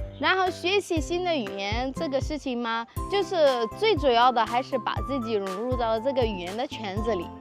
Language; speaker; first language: Chinese; non-native, fluent; Arabic